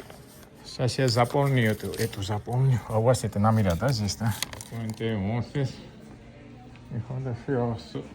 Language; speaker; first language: Russian; non-native, fluent; Georgian